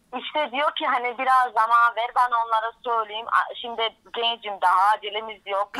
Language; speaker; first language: Turkish; non-native, fluent; Persian